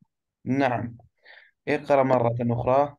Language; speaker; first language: Arabic; non-native, fluent; Urdu